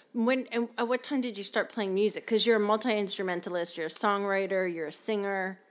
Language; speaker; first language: English; native; English